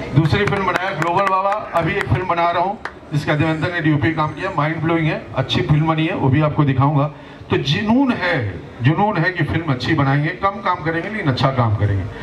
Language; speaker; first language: Hindi; non-native, local second language; Bhojpuri